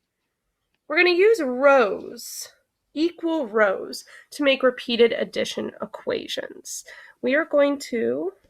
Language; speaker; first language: English; native; English